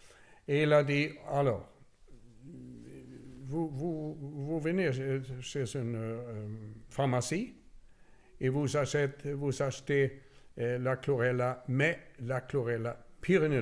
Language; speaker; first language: French; non-native, learner; Swedish